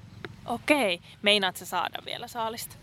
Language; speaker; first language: Finnish; native; Finnish